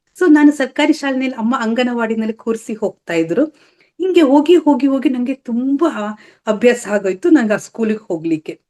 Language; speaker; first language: Kannada; native; Kannada